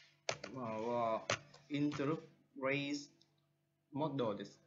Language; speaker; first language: Japanese; non-native, learner; Vietnamese